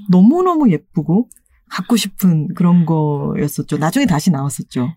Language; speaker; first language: Korean; native; Korean